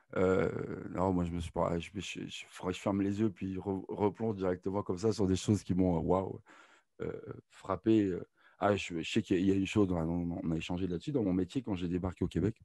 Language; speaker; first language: French; native; French